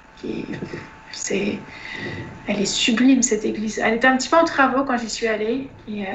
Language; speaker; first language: French; native; French